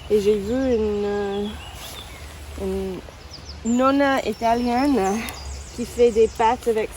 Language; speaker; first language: French; non-native, learner; English